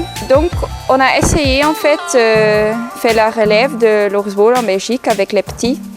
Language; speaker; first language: French; non-native, local second language; Dutch